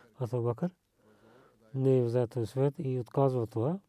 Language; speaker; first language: Bulgarian; non-native, learner; Urdu